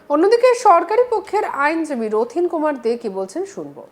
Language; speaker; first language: Bangla; native; Bangla